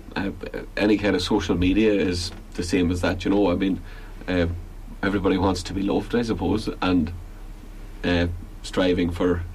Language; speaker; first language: English; native; English